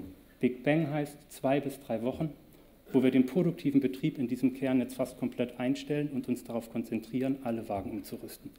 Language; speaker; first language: German; native; German